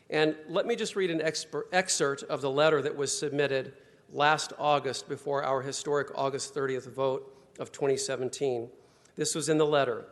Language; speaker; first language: English; native; English